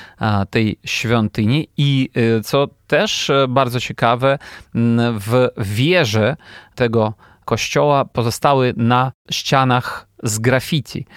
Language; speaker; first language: Polish; non-native, fluent; Ukrainian